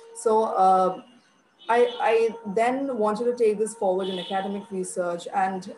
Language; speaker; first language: English; non-native, local second language; Bangla